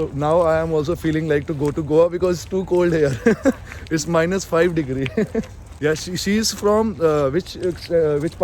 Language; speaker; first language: English; non-native, local second language; Punjabi